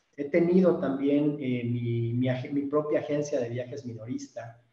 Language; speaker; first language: Spanish; native; Spanish